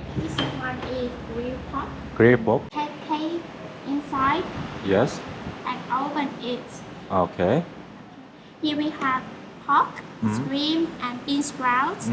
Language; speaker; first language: English; non-native, learner; Vietnamese